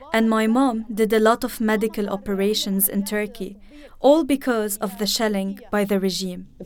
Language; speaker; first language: English; early bilingual, other home language; Arabic